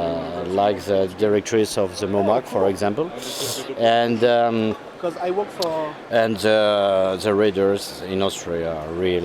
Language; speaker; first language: English; non-native, fluent; French